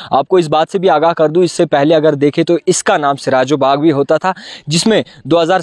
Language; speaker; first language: Hindi; non-native, local second language; Kashmiri